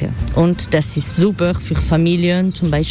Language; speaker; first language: German; non-native, fluent; French